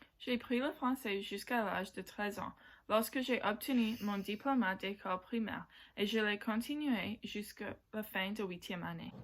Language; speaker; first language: French; non-native, local second language; English